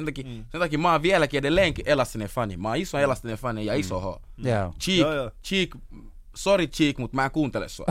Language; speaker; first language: Finnish; early bilingual, other home language; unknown